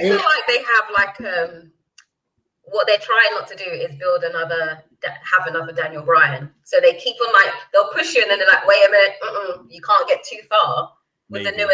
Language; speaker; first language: English; native; English